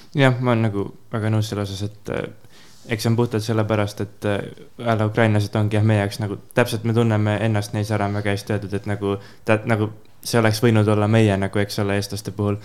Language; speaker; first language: Estonian; native; Estonian